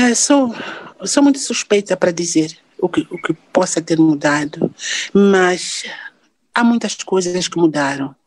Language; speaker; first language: Portuguese; non-native, local second language; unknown